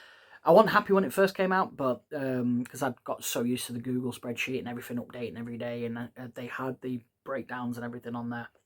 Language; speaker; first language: English; native; English